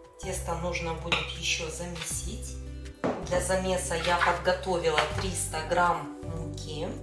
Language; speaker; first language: Russian; native; Russian